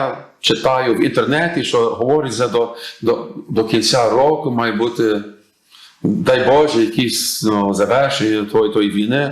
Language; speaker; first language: Ukrainian; early bilingual, heritage; English